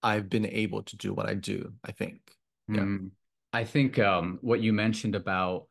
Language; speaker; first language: English; non-native, fluent; Japanese